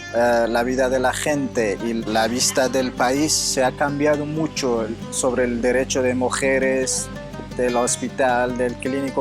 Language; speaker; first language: Spanish; non-native, fluent; Persian